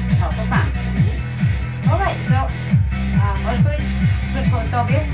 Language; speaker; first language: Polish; early bilingual, heritage; Polish